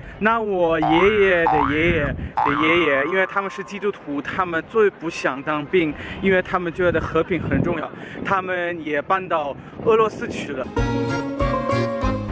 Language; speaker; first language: Chinese; non-native, fluent; German